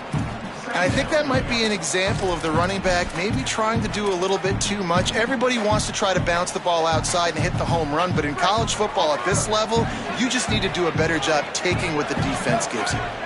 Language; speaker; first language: English; native; English